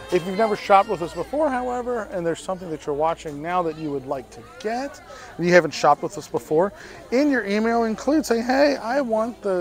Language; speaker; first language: English; native; English